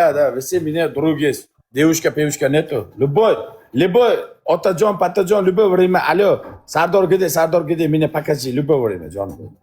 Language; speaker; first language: Russian; non-native, learner; Uzbek